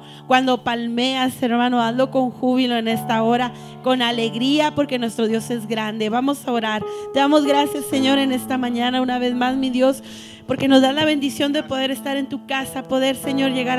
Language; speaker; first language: Spanish; native; Spanish